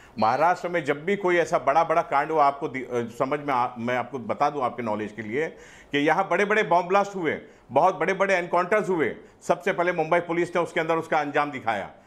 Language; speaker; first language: Hindi; native; Hindi